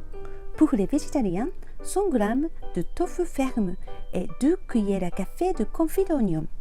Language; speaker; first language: French; non-native, fluent; Japanese